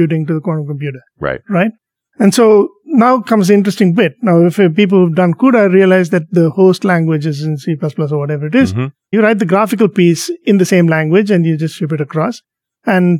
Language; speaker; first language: English; non-native, local second language; Tamil